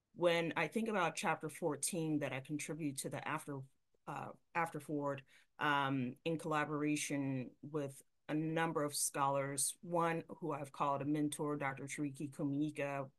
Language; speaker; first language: English; native; English